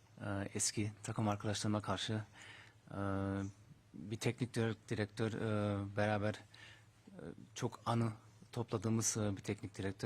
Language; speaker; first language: Turkish; early bilingual, heritage; Turkish